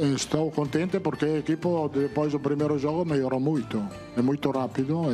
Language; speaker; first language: Portuguese; non-native, fluent; Italian